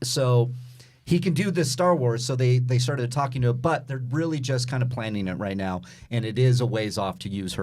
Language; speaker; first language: English; native; English